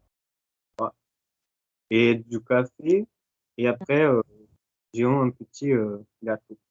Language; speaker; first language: French; non-native, fluent; Portuguese